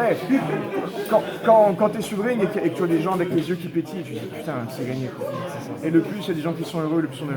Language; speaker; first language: French; native; French